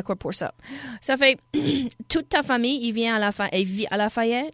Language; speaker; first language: French; non-native, local second language; English